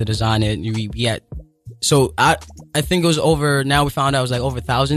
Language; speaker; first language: English; non-native, local second language; Yoruba